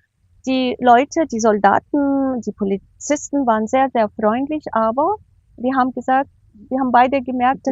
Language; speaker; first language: German; non-native, fluent; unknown